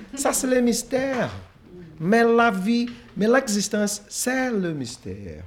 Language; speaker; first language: French; non-native, fluent; Portuguese